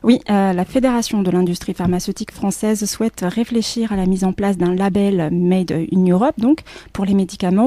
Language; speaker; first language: French; native; French